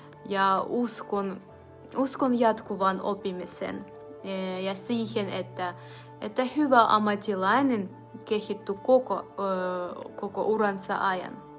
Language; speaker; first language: Finnish; non-native, fluent; Ukrainian